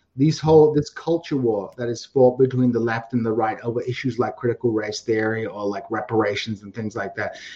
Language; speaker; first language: English; native; English